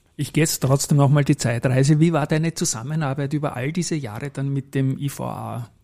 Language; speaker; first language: German; native; German